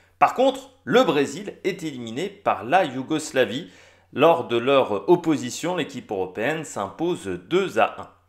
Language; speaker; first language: French; native; French